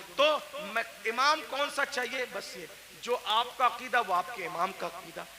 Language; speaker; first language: Urdu; native; Urdu